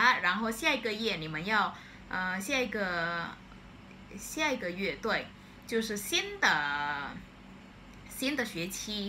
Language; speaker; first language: Chinese; non-native, fluent; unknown